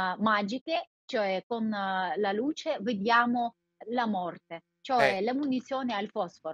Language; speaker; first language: Italian; non-native, fluent; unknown